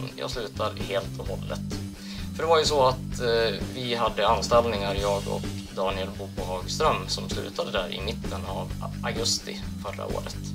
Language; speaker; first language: Swedish; native; Swedish